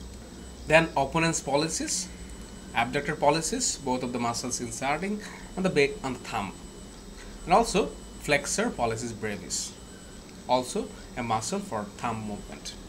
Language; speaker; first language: English; non-native, local second language; Bangla